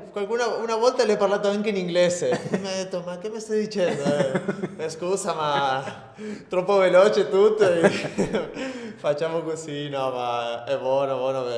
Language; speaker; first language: Italian; non-native, learner; Spanish